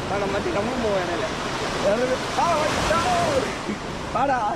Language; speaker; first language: Tamil; native; Tamil